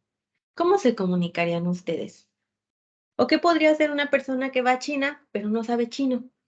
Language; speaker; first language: Spanish; native; Spanish